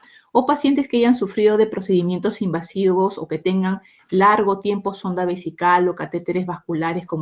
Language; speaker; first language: Spanish; native; Spanish